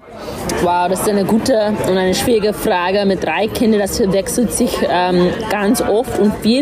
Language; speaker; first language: German; non-native, learner; English